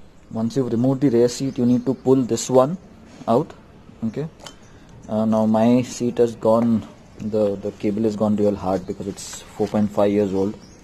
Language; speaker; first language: English; non-native, local second language; Gujarati